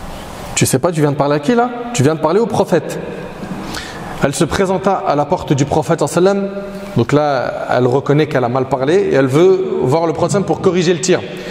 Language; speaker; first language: French; native; French